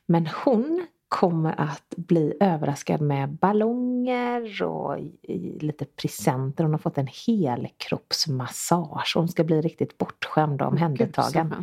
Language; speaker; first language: Swedish; native; Swedish